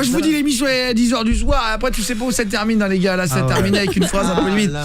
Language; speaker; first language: French; native; French